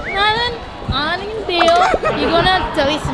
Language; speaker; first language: Korean; non-native, learner; Indonesian